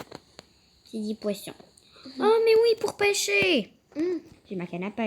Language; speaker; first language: French; native; French